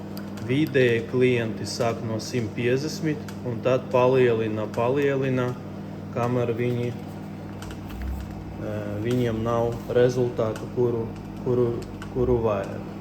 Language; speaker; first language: Latvian; non-native, local second language; Russian